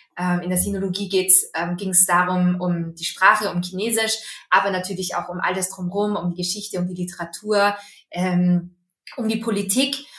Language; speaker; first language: German; early bilingual, other home language; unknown